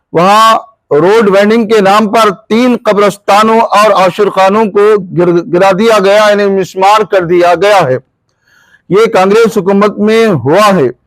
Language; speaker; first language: Urdu; native; Urdu